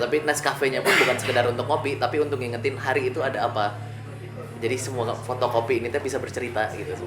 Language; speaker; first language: Indonesian; native; Indonesian